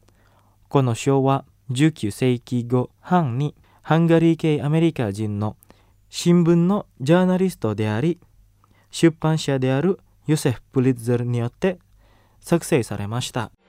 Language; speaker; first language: Japanese; non-native, fluent; Indonesian